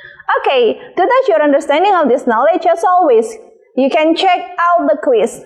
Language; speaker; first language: English; non-native, fluent; Indonesian